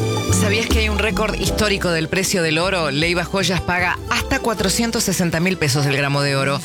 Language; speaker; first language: Spanish; native; Spanish